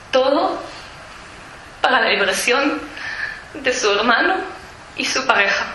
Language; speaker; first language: Spanish; early bilingual, heritage; Spanish